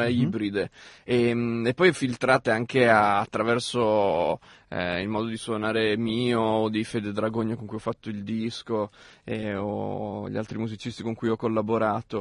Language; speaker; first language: Italian; native; Italian